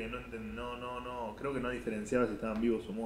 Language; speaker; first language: Spanish; native; Spanish